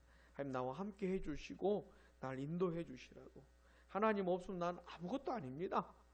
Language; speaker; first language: Korean; native; Korean